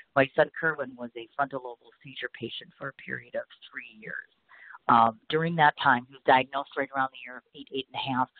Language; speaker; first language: English; native; English